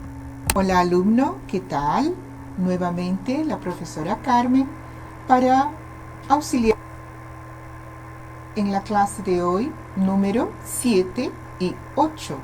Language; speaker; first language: Spanish; non-native, fluent; Portuguese